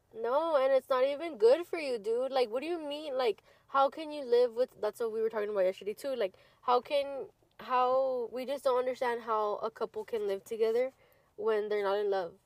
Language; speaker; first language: English; early bilingual, other home language; Spanish